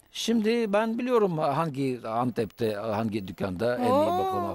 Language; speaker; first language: Turkish; non-native, fluent; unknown